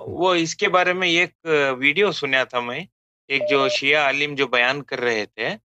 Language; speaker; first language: Urdu; native; Urdu